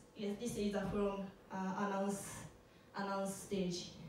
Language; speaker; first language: English; non-native, learner; Japanese